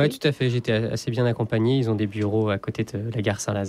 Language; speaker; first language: French; native; French